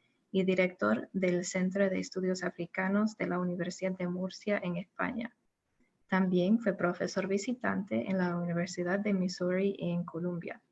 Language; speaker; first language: Spanish; non-native, learner; English